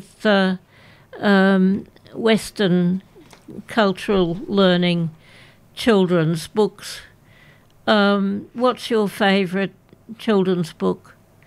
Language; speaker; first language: English; native; English